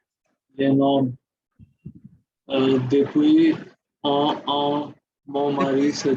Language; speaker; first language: French; non-native, learner; Bangla